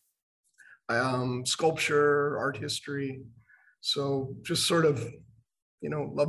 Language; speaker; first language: English; native; English